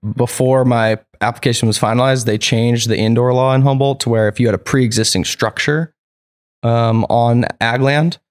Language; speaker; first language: English; native; English